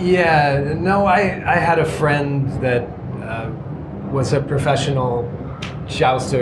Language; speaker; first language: English; native; English